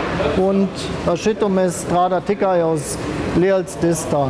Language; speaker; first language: Latvian; non-native, learner; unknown